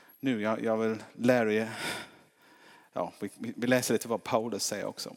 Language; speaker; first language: Swedish; non-native, fluent; English